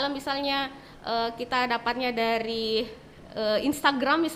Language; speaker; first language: Indonesian; native; Indonesian